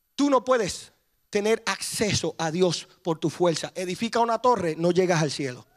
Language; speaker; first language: Spanish; early bilingual, heritage; Spanish